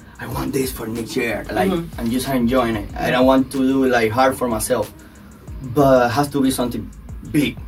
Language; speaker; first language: English; non-native, learner; Spanish